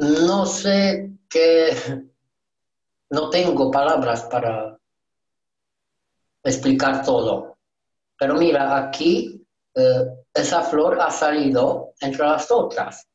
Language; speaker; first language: Spanish; non-native, learner; Romanian